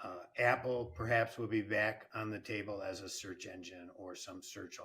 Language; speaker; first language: English; native; English